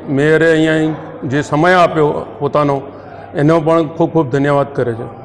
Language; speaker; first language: Gujarati; non-native, local second language; Sindhi